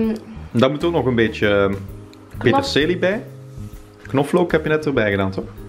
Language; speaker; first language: Dutch; native; Dutch